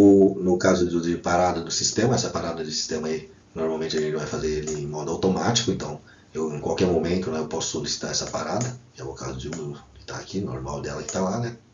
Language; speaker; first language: Portuguese; native; Portuguese